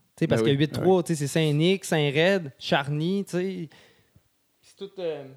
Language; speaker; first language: French; native; French